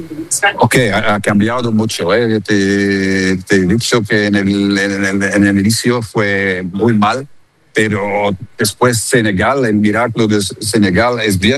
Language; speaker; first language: Spanish; non-native, fluent; Dutch